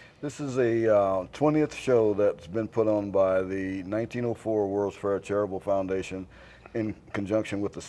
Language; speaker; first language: English; native; English